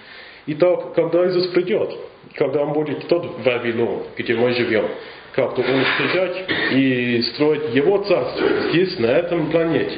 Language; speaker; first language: Russian; non-native, fluent; English